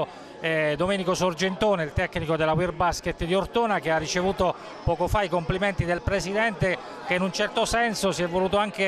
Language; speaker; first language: Italian; native; Italian